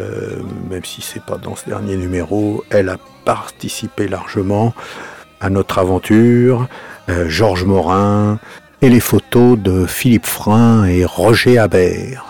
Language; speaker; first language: French; native; French